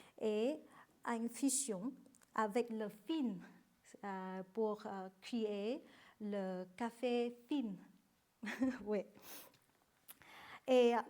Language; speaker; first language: French; non-native, learner; Vietnamese